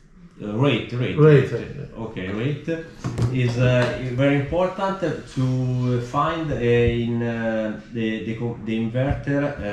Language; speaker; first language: English; non-native, learner; Italian